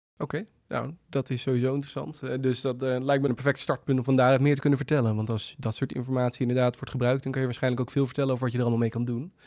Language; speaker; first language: Dutch; native; Dutch